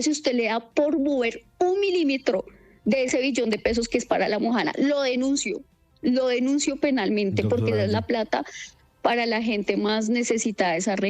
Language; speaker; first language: Spanish; native; Spanish